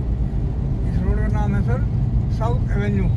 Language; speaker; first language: Hindi; native; Hindi